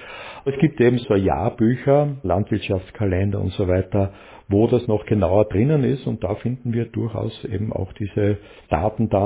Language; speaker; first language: German; native; German